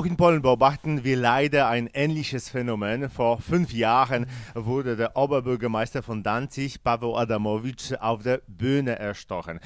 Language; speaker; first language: German; non-native, fluent; Polish